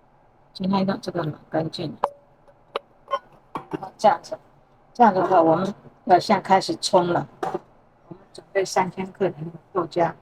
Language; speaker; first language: Chinese; native; Chinese